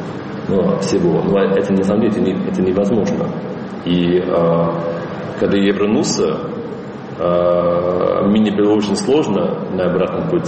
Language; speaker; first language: Russian; non-native, fluent; English